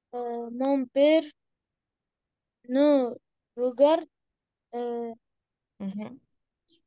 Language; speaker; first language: French; non-native, learner; Arabic